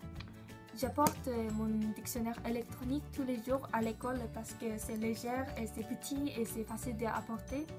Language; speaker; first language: French; non-native, learner; Japanese